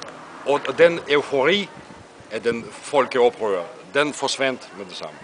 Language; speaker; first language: Danish; non-native, fluent; Russian